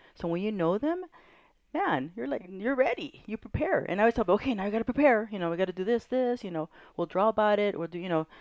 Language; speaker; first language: English; native; English